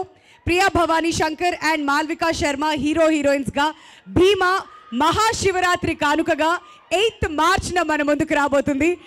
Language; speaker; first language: Telugu; native; Telugu